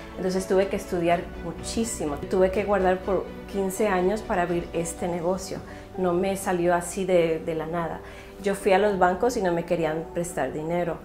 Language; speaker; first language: Spanish; native; Spanish